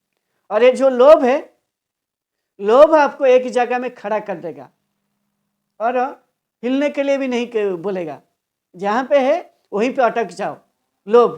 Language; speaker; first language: Hindi; non-native, local second language; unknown